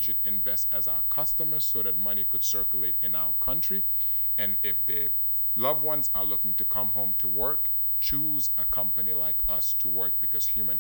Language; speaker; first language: English; non-native, local second language; Wolof